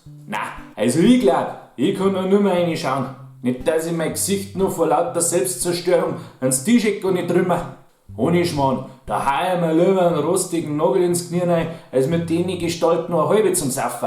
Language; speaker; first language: German; native; German